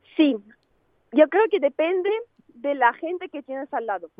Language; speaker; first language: Spanish; non-native, fluent; Russian